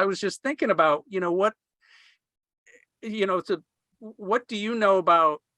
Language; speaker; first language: English; native; English